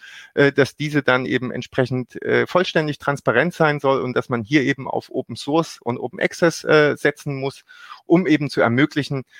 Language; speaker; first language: German; native; German